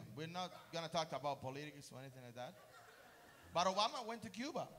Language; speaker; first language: English; non-native, fluent; Spanish